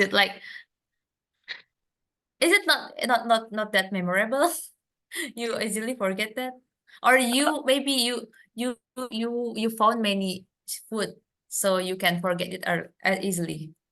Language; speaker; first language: English; non-native, fluent; Indonesian